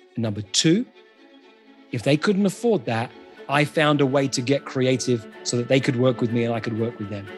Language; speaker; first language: English; native; English